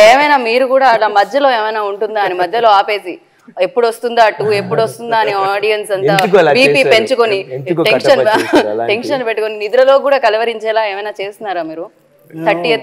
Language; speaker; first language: Telugu; native; Telugu